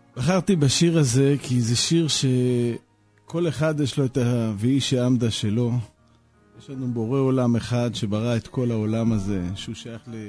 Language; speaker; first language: Hebrew; native; Hebrew